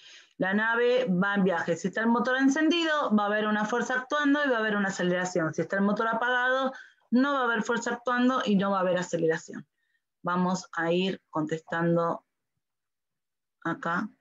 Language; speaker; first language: Spanish; native; Spanish